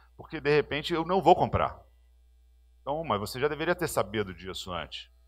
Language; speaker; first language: Portuguese; native; Portuguese